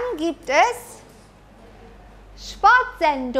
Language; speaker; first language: German; non-native, fluent; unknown